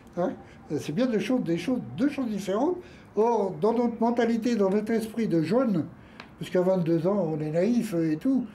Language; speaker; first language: French; native; French